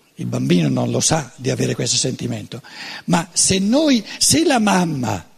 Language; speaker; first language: Italian; non-native, fluent; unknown